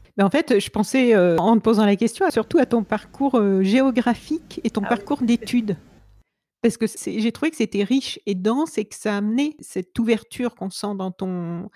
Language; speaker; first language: French; native; French